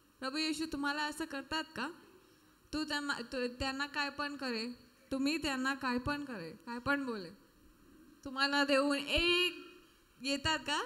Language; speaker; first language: Marathi; non-native, local second language; Hindi